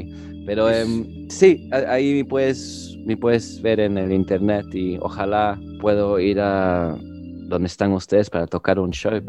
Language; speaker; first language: Spanish; early bilingual, heritage; English